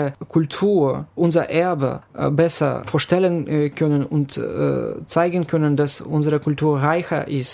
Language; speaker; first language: German; non-native, fluent; Ukrainian